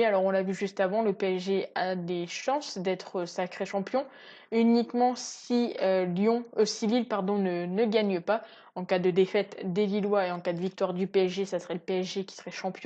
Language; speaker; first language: French; native; French